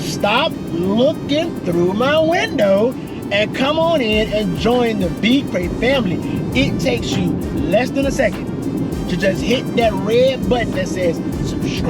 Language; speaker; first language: English; native; English